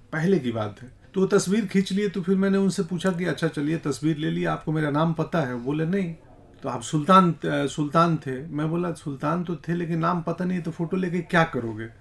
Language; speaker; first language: Hindi; native; Hindi